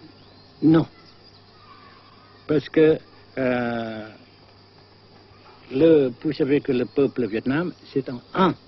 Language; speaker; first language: French; non-native, fluent; Vietnamese